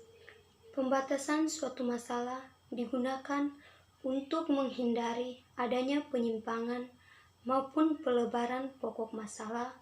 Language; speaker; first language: Indonesian; non-native, local second language; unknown